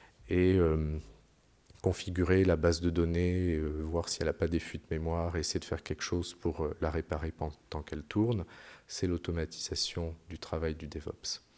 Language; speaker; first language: French; native; French